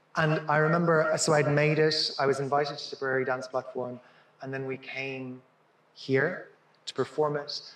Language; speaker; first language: English; native; English